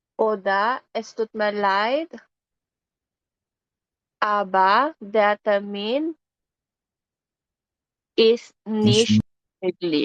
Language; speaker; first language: German; non-native, fluent; Filipino